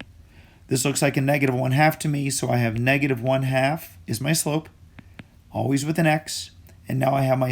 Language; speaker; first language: English; native; English